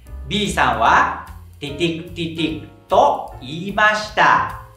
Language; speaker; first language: Japanese; non-native, fluent; Indonesian